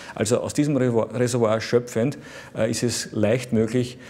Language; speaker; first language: German; native; German